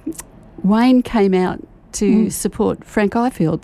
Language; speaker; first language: English; native; English